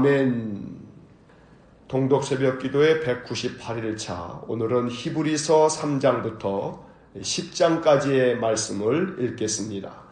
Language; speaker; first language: Korean; native; Korean